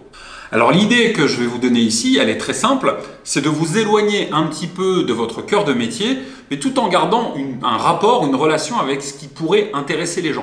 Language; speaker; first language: French; native; French